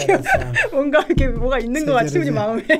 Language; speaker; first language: Korean; native; Korean